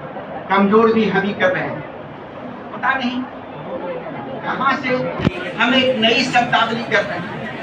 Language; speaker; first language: Hindi; native; Hindi